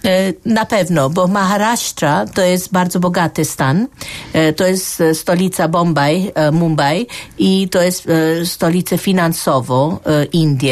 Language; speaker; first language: Polish; non-native, fluent; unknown